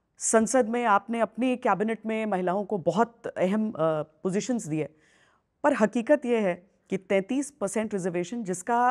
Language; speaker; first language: Hindi; native; Hindi